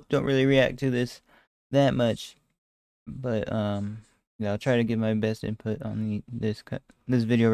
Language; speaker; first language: English; native; English